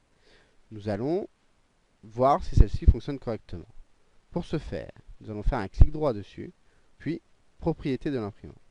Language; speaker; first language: French; native; French